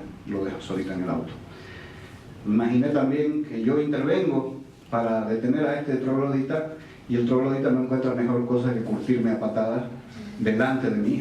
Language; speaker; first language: Spanish; native; Spanish